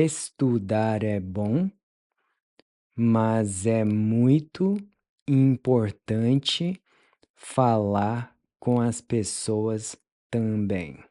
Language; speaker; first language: Portuguese; non-native, fluent; English